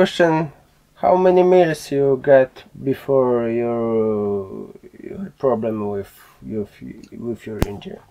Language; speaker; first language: English; non-native, learner; Polish